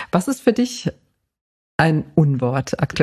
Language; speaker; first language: German; native; German